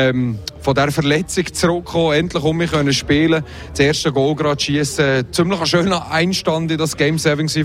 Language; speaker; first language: German; native; German